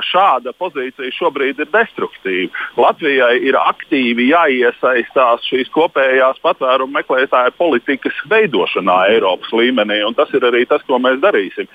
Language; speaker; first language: Latvian; non-native, local second language; Russian